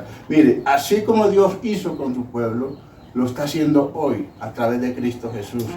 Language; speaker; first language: Spanish; native; Spanish